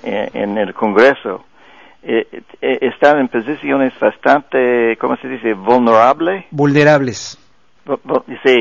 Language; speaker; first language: Spanish; non-native, fluent; English